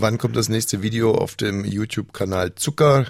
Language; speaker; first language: German; native; German